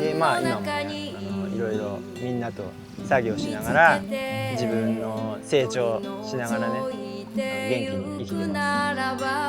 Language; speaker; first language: Japanese; native; Japanese